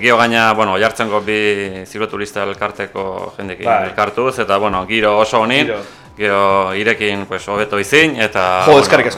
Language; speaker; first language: Basque; native; Basque